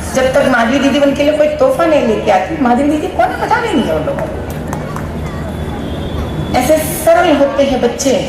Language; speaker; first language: Hindi; non-native, local second language; Telugu